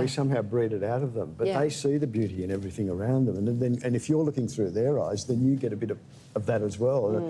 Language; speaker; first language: English; native; English